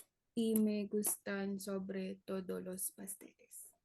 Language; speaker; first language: Spanish; non-native, learner; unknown